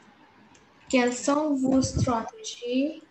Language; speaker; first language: French; non-native, learner; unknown